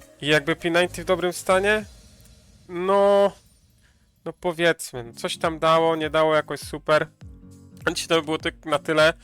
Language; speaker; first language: Polish; native; Polish